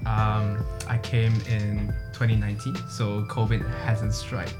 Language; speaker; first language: English; non-native, local second language; Chinese